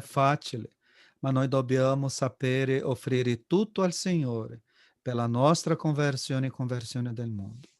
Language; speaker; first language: Italian; non-native, fluent; Portuguese